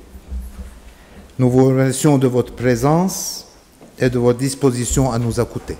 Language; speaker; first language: French; non-native, fluent; Arabic